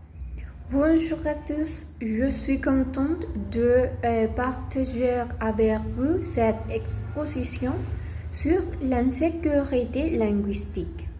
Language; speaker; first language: French; non-native, learner; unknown